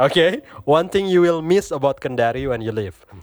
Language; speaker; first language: English; non-native, fluent; Indonesian